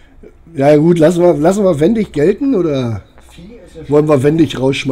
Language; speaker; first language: German; native; German